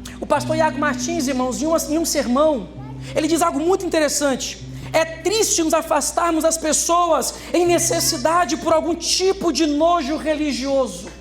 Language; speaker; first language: Portuguese; native; Portuguese